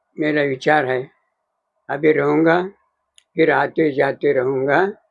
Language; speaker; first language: Hindi; non-native, local second language; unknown